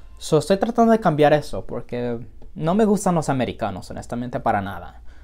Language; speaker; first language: Spanish; early bilingual, heritage; Spanish